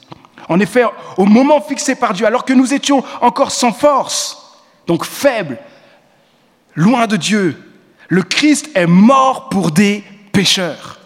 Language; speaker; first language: French; native; French